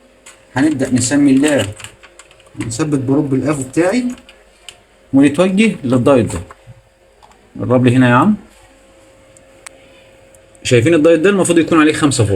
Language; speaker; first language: Arabic; native; Arabic